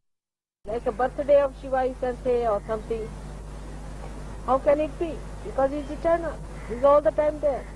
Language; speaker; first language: English; non-native, local second language; Hindi